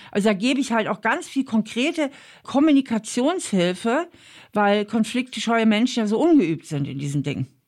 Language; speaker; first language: German; native; German